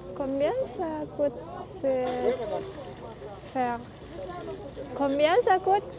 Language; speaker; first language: French; non-native, learner; Indonesian